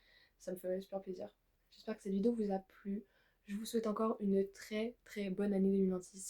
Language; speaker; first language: French; native; French